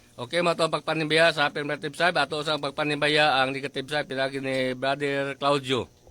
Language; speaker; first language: Cebuano; native; Cebuano